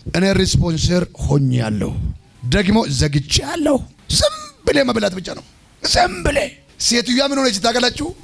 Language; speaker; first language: Amharic; non-native, local second language; Oromo